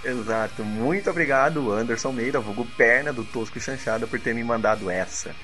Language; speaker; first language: Portuguese; native; Portuguese